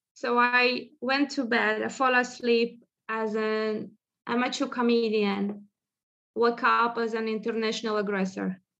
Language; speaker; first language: English; non-native, fluent; Russian